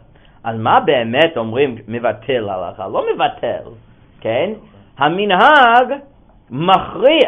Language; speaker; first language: Hebrew; non-native, fluent; English